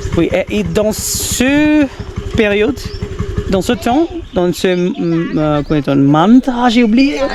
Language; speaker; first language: French; non-native, fluent; Urdu